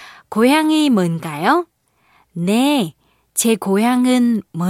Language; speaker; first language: Korean; non-native, fluent; Vietnamese